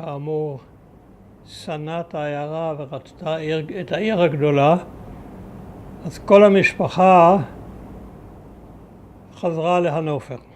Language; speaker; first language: Hebrew; early bilingual, other home language; German